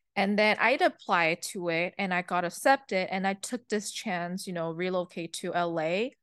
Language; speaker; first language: English; early bilingual, other home language; Chinese